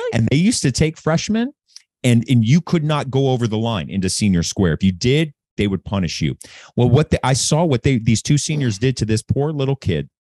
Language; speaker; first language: English; native; English